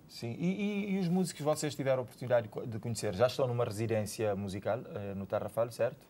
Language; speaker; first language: Portuguese; non-native, local second language; Kabuverdianu